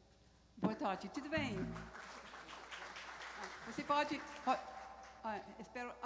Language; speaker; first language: Portuguese; non-native, learner; English